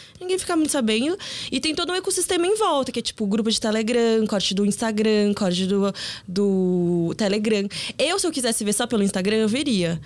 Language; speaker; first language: Portuguese; early bilingual, other home language; Korean